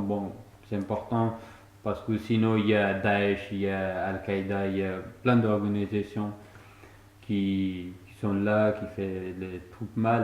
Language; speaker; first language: French; non-native, fluent; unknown